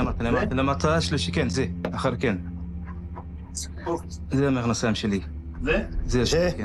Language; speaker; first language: Hebrew; non-native, local second language; Arabic